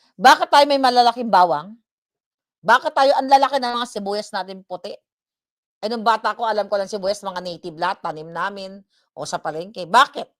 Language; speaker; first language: Filipino; non-native, local second language; Hiligaynon